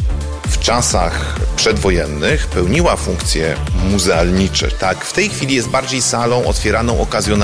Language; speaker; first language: Polish; native; Polish